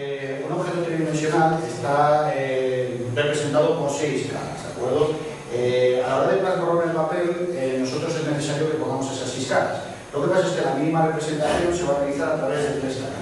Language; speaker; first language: Spanish; native; Spanish